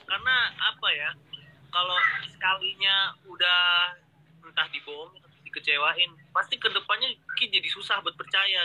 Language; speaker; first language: Indonesian; native; Indonesian